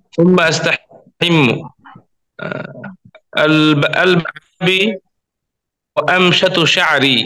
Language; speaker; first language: Arabic; non-native, learner; Bangla